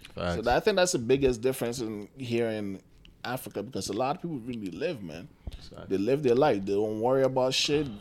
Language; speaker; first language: English; non-native, local second language; Akan